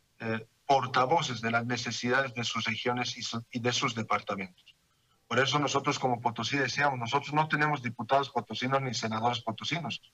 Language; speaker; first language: Spanish; native; Spanish